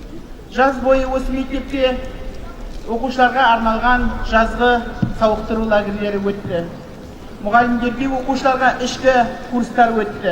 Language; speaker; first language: Kazakh; native; Kazakh